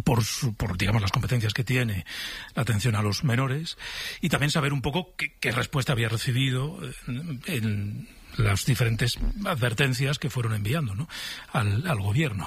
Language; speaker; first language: Spanish; native; Spanish